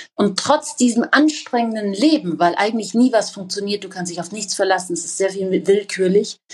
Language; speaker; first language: German; native; German